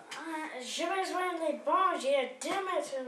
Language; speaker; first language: French; non-native, learner; English